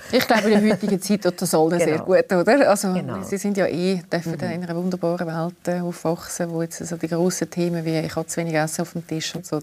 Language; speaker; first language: German; native; German